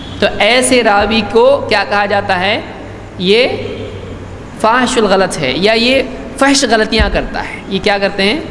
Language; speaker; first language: Urdu; native; Urdu